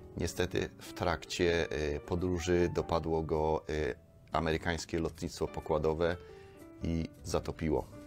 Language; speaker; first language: Polish; native; Polish